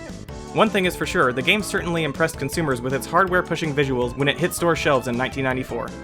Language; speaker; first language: English; native; English